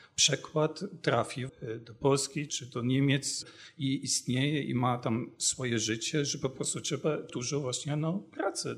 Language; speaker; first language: Polish; non-native, fluent; German